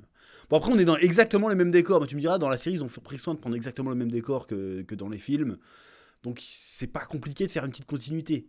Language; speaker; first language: French; native; French